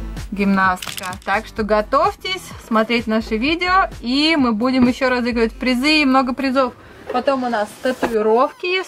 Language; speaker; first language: Russian; native; Russian